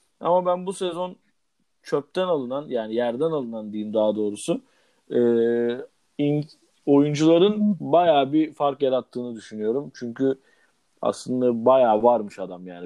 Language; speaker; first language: Turkish; native; Turkish